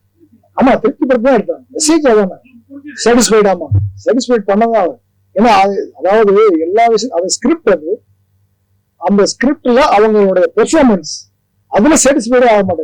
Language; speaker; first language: Tamil; native; Tamil